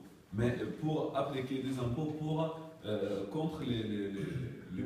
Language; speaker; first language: French; non-native, learner; Arabic